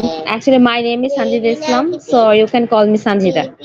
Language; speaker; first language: English; non-native, learner; Bangla